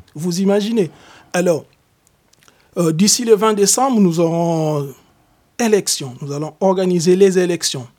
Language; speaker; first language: French; non-native, local second language; Lingala